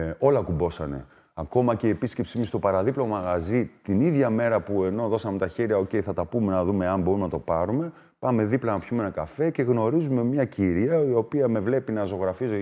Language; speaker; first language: Greek; early bilingual, other home language; German